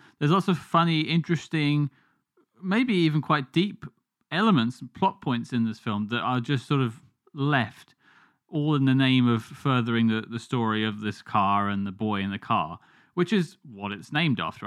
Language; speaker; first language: English; native; English